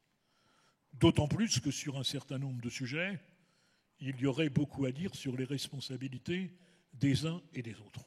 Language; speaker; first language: French; native; French